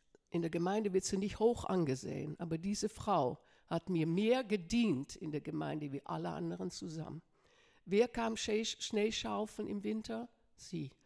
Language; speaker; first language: German; non-native, fluent; Dutch